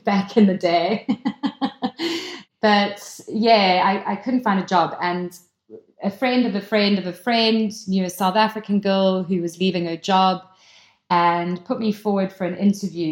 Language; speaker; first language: English; native; English